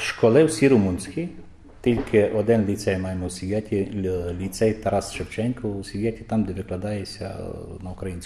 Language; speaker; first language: Ukrainian; early bilingual, heritage; Ukrainian